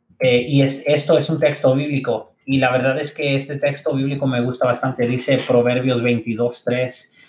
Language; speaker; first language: Spanish; early bilingual, heritage; English